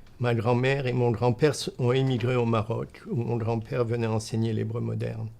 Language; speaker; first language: French; native; French